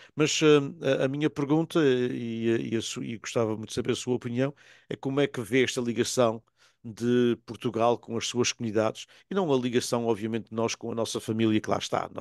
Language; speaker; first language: Portuguese; native; Portuguese